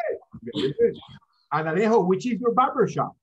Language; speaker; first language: English; non-native, fluent; Spanish